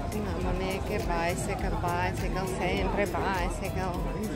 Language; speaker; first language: Italian; non-native, learner; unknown